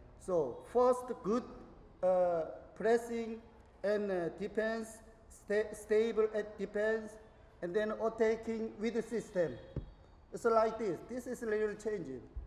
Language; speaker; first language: English; non-native, learner; Korean